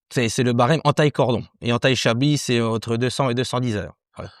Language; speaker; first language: French; native; French